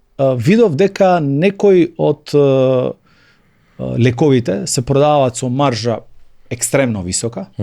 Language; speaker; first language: Macedonian; non-native, local second language; Albanian